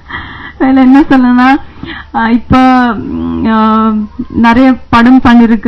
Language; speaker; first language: Tamil; non-native, learner; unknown